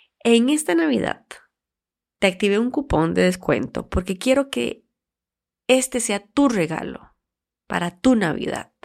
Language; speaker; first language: Spanish; native; Spanish